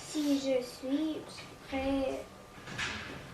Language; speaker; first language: French; non-native, learner; Russian